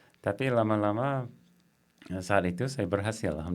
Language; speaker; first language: Indonesian; non-native, fluent; English